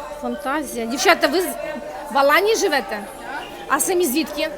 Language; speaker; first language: Ukrainian; native; Ukrainian